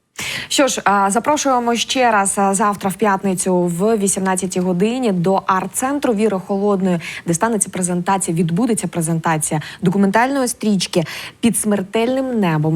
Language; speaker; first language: Ukrainian; native; Ukrainian